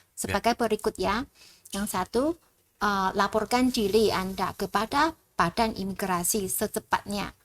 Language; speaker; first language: Indonesian; non-native, fluent; Chinese